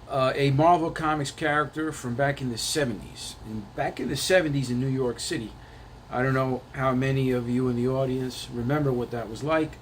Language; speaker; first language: English; native; English